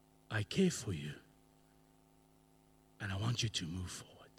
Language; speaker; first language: English; non-native, local second language; Afrikaans